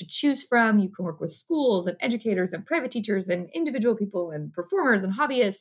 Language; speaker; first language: English; native; English